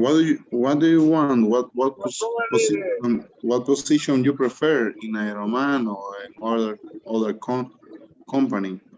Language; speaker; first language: English; non-native, learner; Spanish